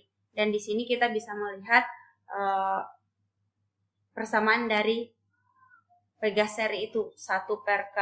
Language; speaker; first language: Indonesian; native; Indonesian